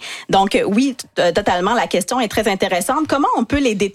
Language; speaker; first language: French; native; French